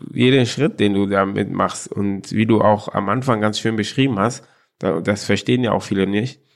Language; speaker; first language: German; early bilingual, other home language; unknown